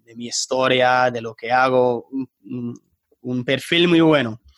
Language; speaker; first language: Spanish; non-native, fluent; English